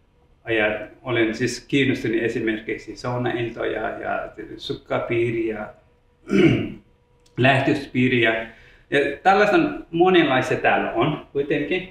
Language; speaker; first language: Finnish; non-native, learner; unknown